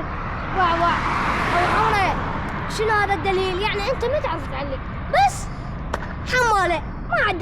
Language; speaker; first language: Arabic; native; Arabic